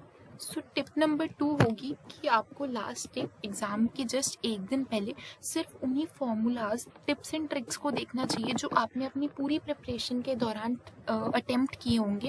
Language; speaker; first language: Hindi; native; Hindi